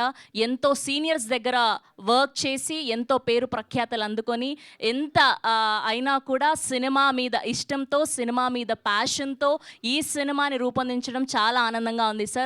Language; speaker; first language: Telugu; native; Telugu